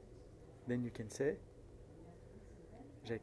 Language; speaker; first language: English; non-native, fluent; French